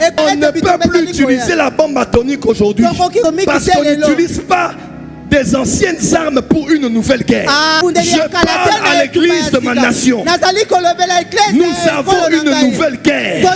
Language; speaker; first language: French; non-native, local second language; Lingala